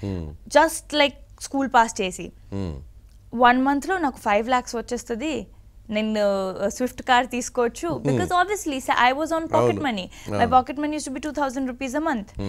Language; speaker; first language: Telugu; non-native, local second language; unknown